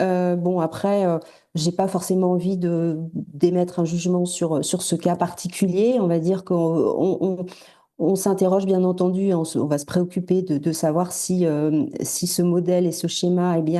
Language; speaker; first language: French; native; French